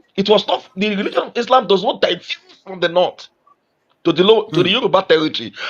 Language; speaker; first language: English; non-native, local second language; Yoruba